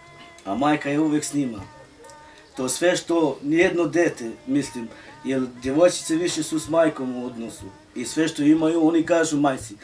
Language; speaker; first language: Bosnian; non-native, local second language; Romany